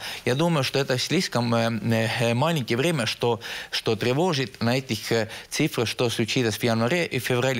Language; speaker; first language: Russian; non-native, local second language; Estonian